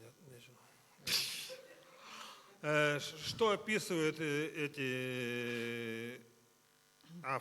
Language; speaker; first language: Russian; native; Russian